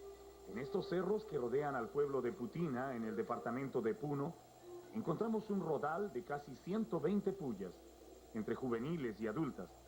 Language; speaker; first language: Spanish; native; Spanish